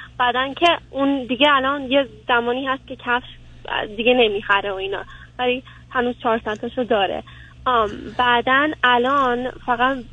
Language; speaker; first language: Persian; early bilingual, heritage; Persian